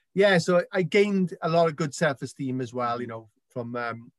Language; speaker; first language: English; native; English